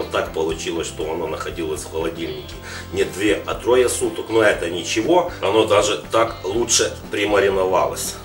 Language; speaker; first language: Russian; non-native, local second language; Ukrainian